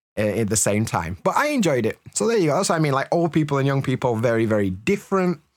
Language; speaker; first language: English; native; English